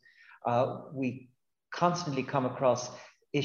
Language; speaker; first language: English; native; English